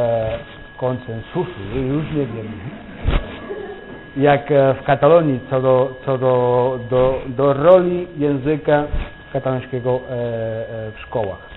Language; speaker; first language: Polish; non-native, fluent; Catalan